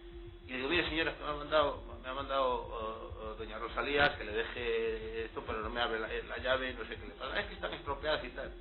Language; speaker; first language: Spanish; native; Spanish